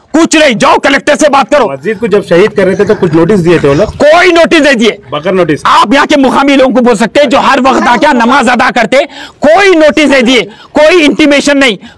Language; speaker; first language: Hindi; non-native, local second language; Urdu